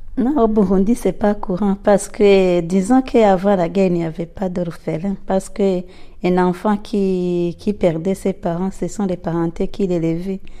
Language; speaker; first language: French; non-native, local second language; Rundi